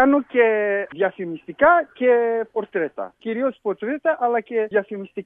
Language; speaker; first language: Greek; early bilingual, heritage; English